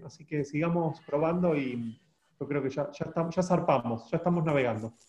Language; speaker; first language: Spanish; native; Spanish